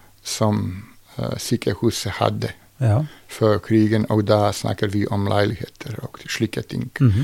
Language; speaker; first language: Norwegian; non-native, fluent; Bosnian